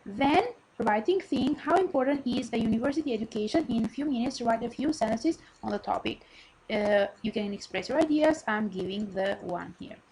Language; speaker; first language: English; non-native, fluent; Albanian